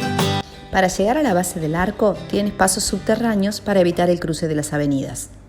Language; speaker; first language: Spanish; native; Spanish